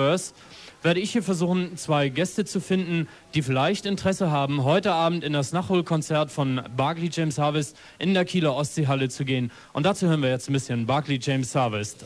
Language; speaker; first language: German; native; German